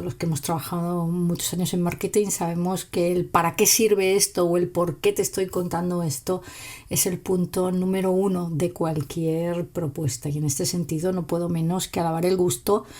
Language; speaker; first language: Spanish; native; Spanish